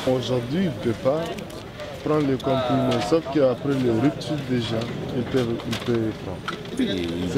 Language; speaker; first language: French; non-native, fluent; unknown